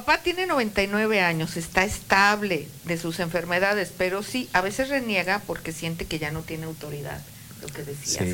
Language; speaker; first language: Spanish; native; Spanish